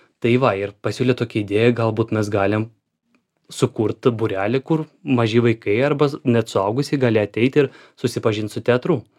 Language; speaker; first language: Lithuanian; non-native, fluent; Ukrainian